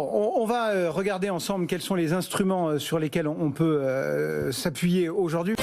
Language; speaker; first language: French; native; French